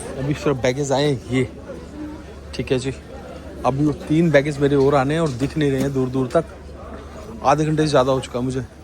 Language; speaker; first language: Hindi; native; Hindi